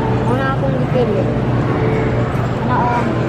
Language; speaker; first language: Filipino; non-native, local second language; Cebuano